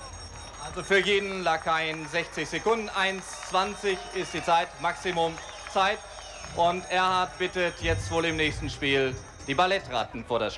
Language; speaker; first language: German; native; German